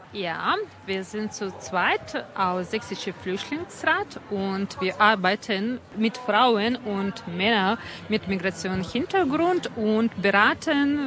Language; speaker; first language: German; non-native, fluent; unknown